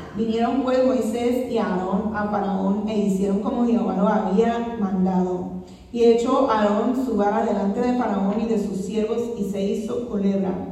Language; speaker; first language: Spanish; non-native, fluent; English